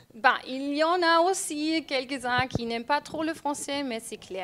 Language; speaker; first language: French; non-native, fluent; German